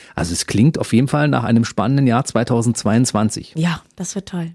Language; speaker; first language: German; native; German